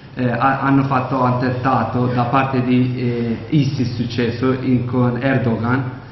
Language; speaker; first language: Italian; non-native, learner; Kurdish